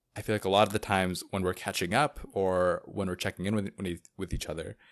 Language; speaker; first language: English; native; English